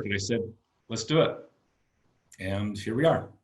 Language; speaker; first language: English; native; English